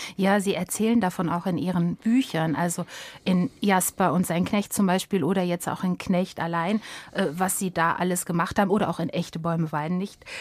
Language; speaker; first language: German; native; German